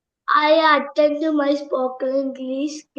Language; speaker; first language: English; non-native, learner; Malayalam